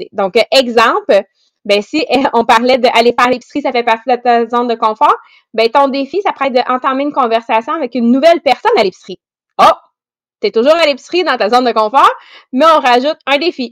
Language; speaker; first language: French; native; French